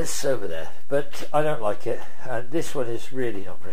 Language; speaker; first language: English; native; English